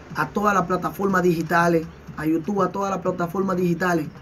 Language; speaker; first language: Spanish; native; Spanish